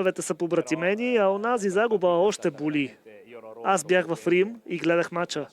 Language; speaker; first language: Bulgarian; non-native, fluent; Italian